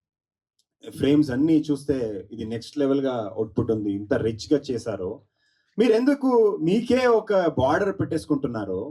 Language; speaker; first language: Telugu; non-native, learner; Kannada